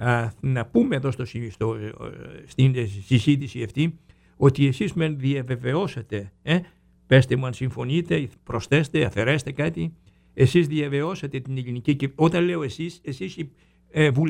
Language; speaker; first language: Greek; native; Greek